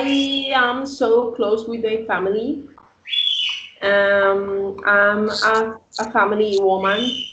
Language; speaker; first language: English; non-native, learner; Spanish